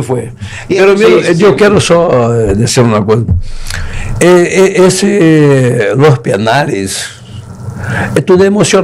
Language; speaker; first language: Spanish; non-native, learner; Portuguese